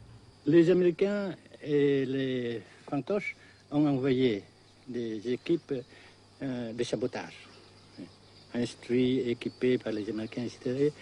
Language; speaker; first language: French; non-native, local second language; Vietnamese